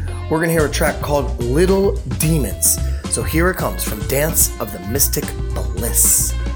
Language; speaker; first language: English; native; English